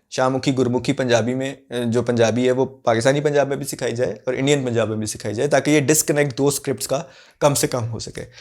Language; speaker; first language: Urdu; non-native, local second language; Punjabi